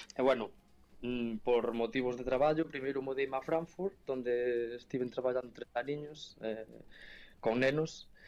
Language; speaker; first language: Galician; native; Galician